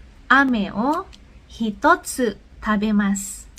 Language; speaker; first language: Japanese; non-native, fluent; Indonesian